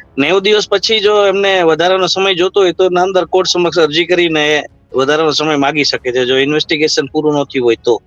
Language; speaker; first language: Gujarati; native; Gujarati